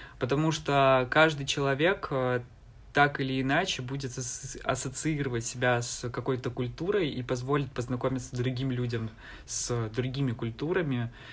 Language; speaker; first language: Russian; native; Russian